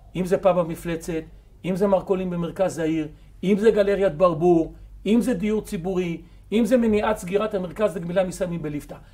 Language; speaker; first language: Hebrew; native; Hebrew